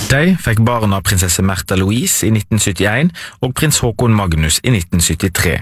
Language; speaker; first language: Norwegian; native; Norwegian